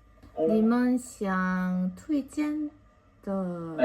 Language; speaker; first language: Chinese; non-native, learner; Korean